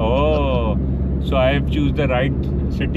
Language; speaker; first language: English; non-native, local second language; Urdu